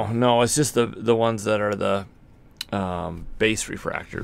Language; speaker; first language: English; native; English